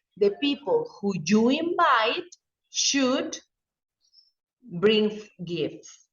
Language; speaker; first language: English; non-native, fluent; Spanish